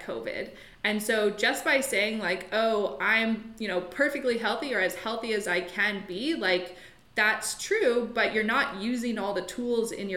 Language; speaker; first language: English; native; English